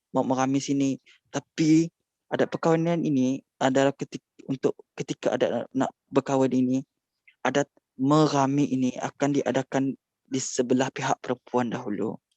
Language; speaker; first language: Malay; native; Malay